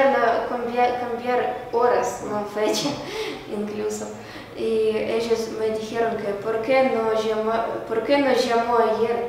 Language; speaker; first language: Spanish; non-native, learner; Ukrainian